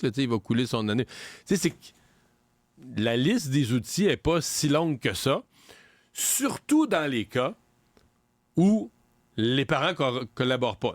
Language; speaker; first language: French; native; French